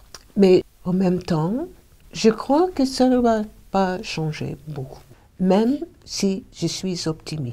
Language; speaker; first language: French; non-native, fluent; English